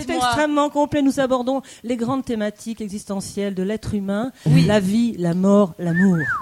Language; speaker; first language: French; native; French